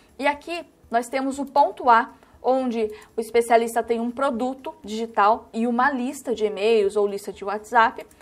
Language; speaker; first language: Portuguese; native; Portuguese